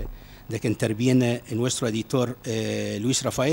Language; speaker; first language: Spanish; non-native, fluent; Arabic